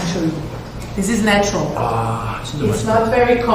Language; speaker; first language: English; non-native, learner; Portuguese